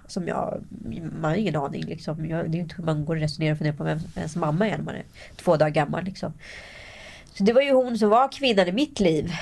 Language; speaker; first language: Swedish; native; Swedish